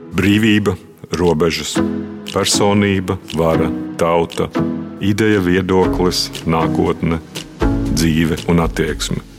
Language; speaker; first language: Latvian; native; Latvian